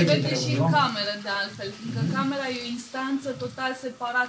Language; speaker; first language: Romanian; native; Romanian